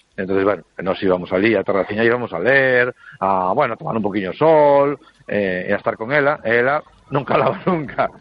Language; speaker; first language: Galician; native; Galician